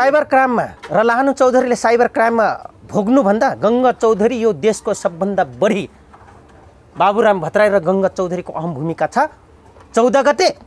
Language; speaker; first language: Nepali; non-native, local second language; Dangaura Tharu